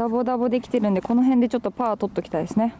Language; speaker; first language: Japanese; native; Japanese